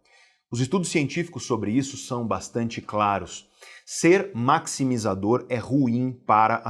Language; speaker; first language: Portuguese; native; Portuguese